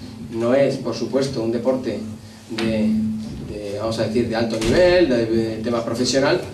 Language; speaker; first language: Spanish; native; Spanish